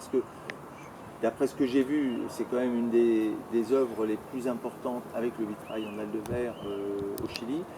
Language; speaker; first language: French; native; French